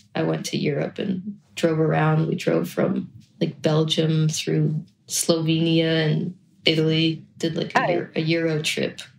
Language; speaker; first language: English; native; English